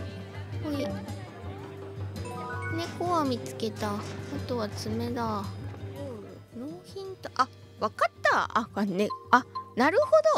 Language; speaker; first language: Japanese; native; Japanese